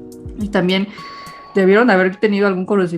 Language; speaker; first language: Spanish; native; Spanish